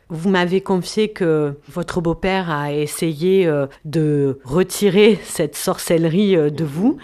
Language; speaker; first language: French; native; French